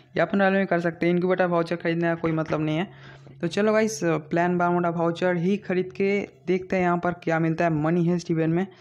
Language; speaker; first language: Hindi; non-native, local second language; Bangla